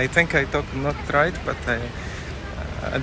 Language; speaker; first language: English; non-native, learner; Arabic